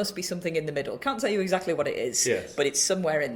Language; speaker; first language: English; native; English